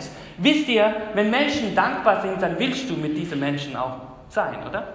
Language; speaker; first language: German; non-native, fluent; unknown